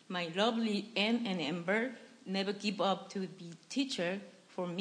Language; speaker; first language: English; non-native, fluent; Korean